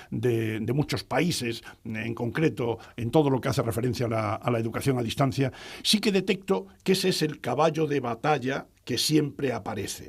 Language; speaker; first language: Spanish; native; Spanish